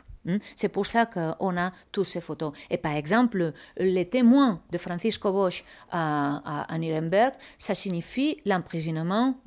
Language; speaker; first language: French; non-native, fluent; Spanish